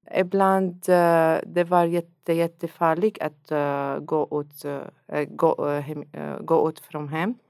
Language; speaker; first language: Swedish; non-native, learner; Arabic